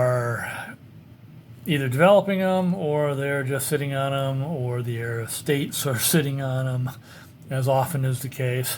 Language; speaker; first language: English; native; English